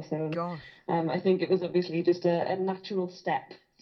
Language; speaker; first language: English; native; English